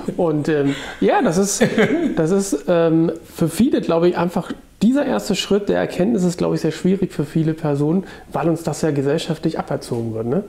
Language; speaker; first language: German; native; German